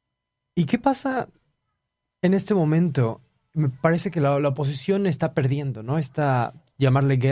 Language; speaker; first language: Spanish; native; Spanish